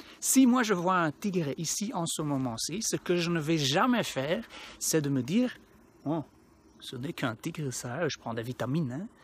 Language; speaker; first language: French; non-native, local second language; Dutch